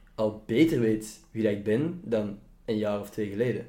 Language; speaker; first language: Dutch; native; Dutch